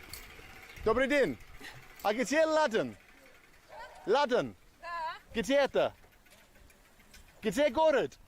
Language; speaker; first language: Russian; non-native, learner; English